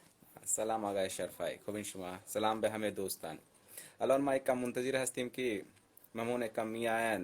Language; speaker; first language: Persian; non-native, fluent; Hindi